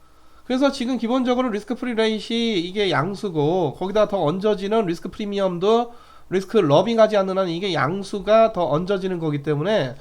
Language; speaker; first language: Korean; native; Korean